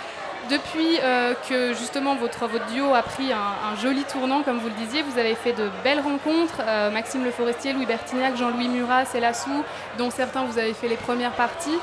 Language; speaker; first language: French; native; French